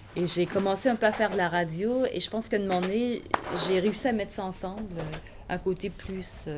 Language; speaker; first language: French; native; French